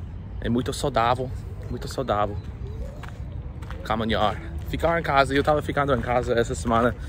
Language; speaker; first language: Portuguese; non-native, fluent; English